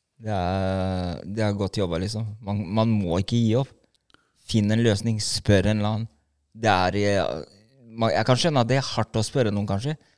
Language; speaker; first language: Norwegian; early bilingual, other home language; Albanian